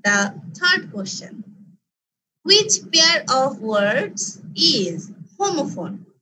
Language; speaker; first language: English; non-native, local second language; Bangla